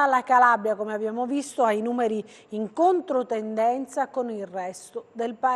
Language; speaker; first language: Italian; native; Italian